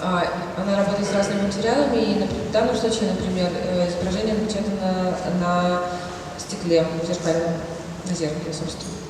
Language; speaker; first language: Russian; native; Russian